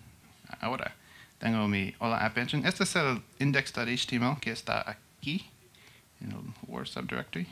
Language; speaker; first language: Spanish; non-native, learner; English